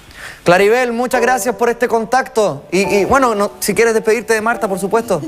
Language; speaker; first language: Spanish; native; Spanish